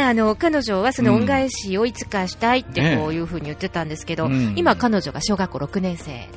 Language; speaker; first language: Japanese; native; Japanese